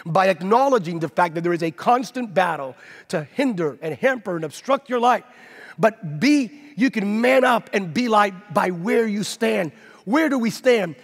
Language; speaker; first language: English; native; English